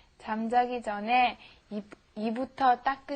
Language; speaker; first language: Korean; non-native, learner; Italian